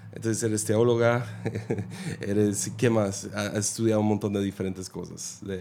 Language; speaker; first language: Spanish; native; Spanish